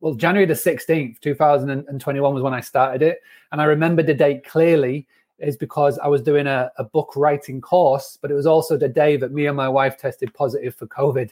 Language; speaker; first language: English; native; English